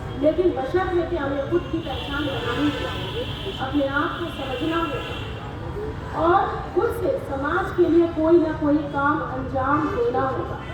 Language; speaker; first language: Urdu; native; Urdu